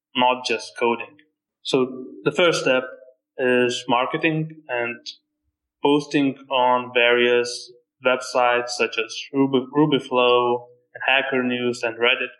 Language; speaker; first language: English; non-native, fluent; Lithuanian